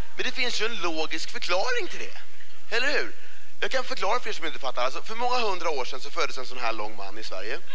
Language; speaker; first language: Swedish; early bilingual, other home language; Persian